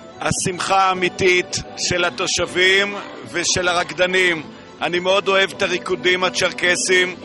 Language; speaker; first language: Hebrew; native; Hebrew